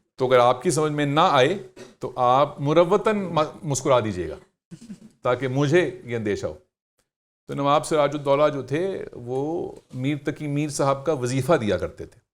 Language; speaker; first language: Urdu; native; Urdu